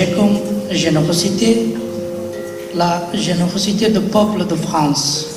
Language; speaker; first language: French; non-native, learner; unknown